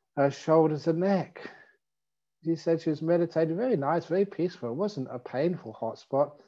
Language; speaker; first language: English; native; English